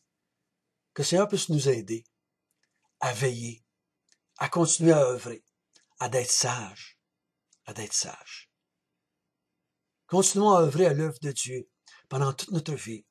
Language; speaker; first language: French; native; French